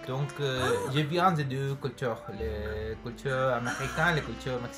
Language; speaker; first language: French; non-native, learner; Spanish